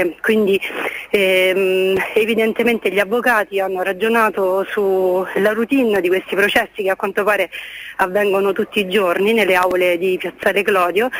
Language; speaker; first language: Italian; native; Italian